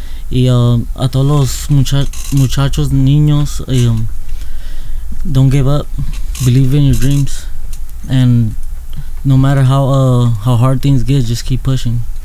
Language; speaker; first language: English; early bilingual, other home language; Spanish